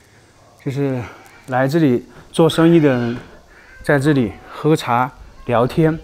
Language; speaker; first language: Chinese; native; Chinese